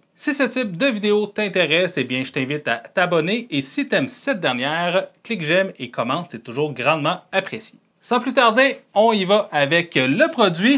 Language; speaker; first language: French; native; French